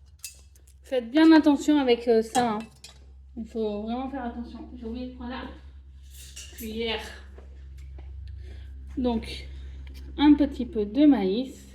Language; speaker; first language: French; native; French